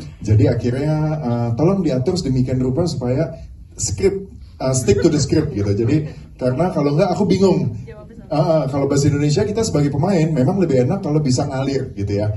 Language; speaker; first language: Indonesian; native; Indonesian